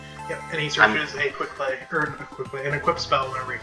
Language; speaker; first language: English; native; English